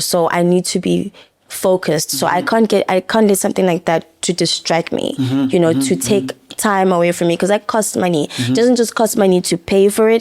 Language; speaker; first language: English; non-native, local second language; Zulu